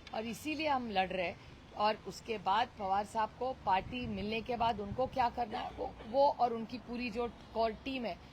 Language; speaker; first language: Hindi; non-native, local second language; Marathi